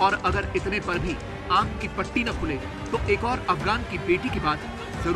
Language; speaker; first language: Hindi; native; Hindi